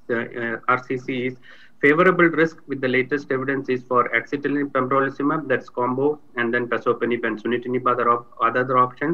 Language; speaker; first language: English; non-native, local second language; Tamil